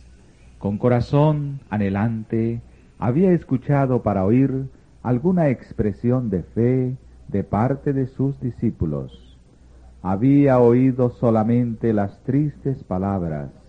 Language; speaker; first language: Spanish; native; Spanish